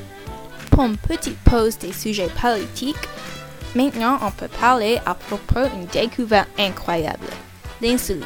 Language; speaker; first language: French; non-native, learner; English